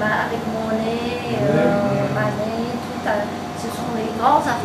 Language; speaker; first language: French; non-native, fluent; Korean